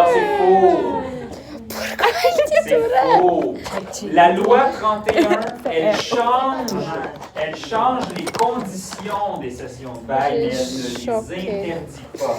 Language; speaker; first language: French; native; French